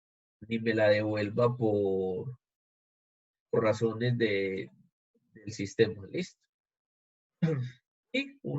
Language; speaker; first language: Spanish; native; Spanish